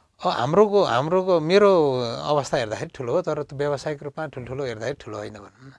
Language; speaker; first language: Nepali; native; Nepali